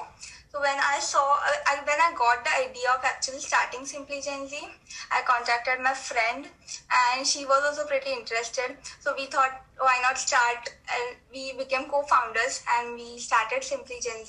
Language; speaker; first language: English; non-native, local second language; Hindi